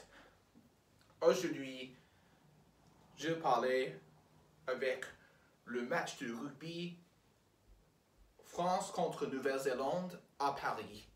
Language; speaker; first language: French; non-native, learner; English